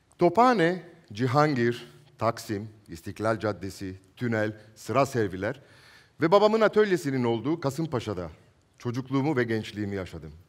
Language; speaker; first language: Turkish; non-native, local second language; Italian